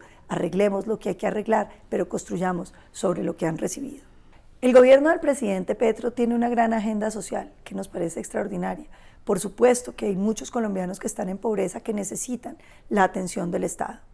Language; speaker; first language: Spanish; native; Spanish